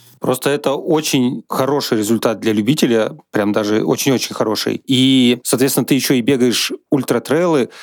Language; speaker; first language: Russian; native; Russian